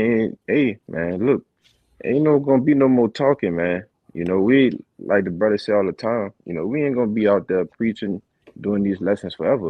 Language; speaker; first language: English; native; English